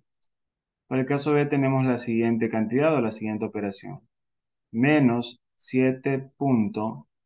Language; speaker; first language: Spanish; native; Spanish